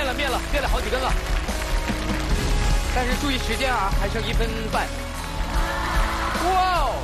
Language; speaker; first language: Chinese; native; Chinese